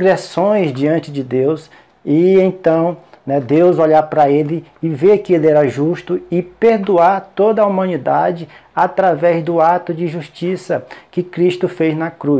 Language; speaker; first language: Portuguese; native; Portuguese